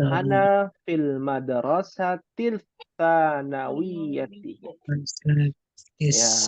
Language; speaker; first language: Arabic; non-native, fluent; Indonesian